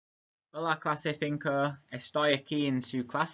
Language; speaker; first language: Spanish; non-native, learner; English